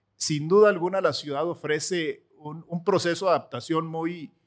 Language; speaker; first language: Spanish; native; Spanish